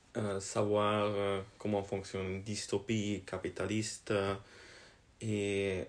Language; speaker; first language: French; non-native, learner; Hungarian